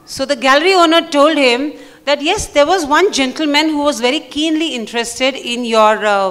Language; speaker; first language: English; non-native, local second language; Marathi